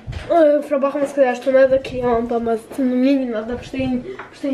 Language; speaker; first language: Russian; early bilingual, heritage; Russian